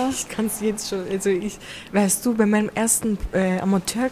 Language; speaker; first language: German; early bilingual, other home language; Turkish